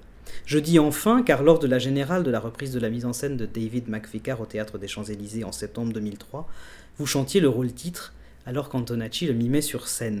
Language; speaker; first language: French; native; French